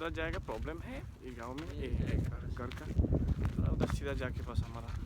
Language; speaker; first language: Hindi; non-native, learner; Bangla